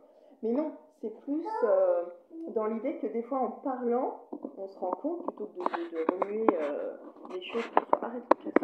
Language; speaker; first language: French; native; French